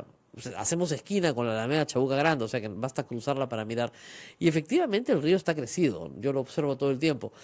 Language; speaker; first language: Spanish; native; Spanish